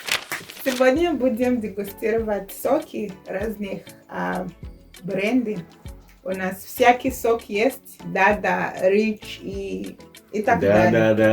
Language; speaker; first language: Russian; non-native, fluent; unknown